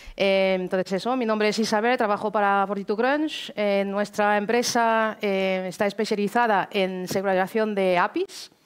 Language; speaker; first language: Spanish; non-native, fluent; French